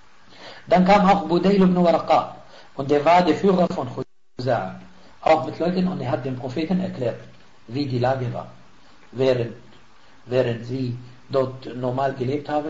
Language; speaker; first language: German; non-native, fluent; Arabic